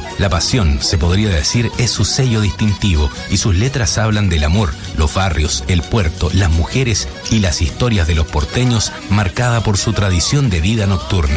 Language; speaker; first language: Spanish; native; Spanish